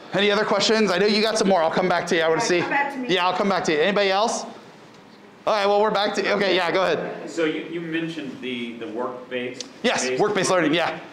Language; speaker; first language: English; native; English